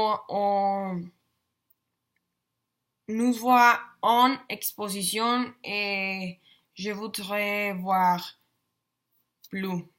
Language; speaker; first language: French; non-native, learner; Spanish